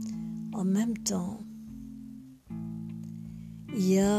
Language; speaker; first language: French; non-native, fluent; English